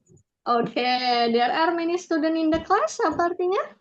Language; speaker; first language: English; non-native, fluent; Indonesian